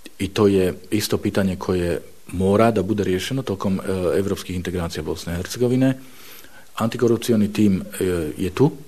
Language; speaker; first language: Bosnian; non-native, fluent; Slovak